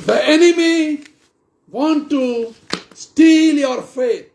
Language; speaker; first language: English; non-native, local second language; Hindi